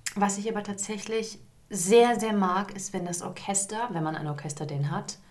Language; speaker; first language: German; native; German